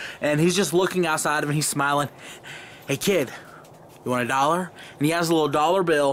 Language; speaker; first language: English; native; English